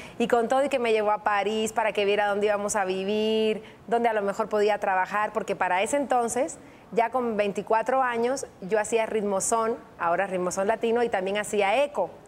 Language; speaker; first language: Spanish; native; Spanish